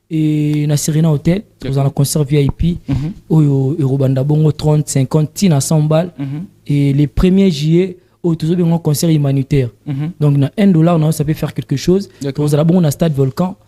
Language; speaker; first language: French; non-native, local second language; Lingala